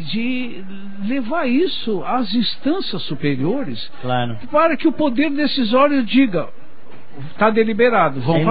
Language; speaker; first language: Portuguese; native; Portuguese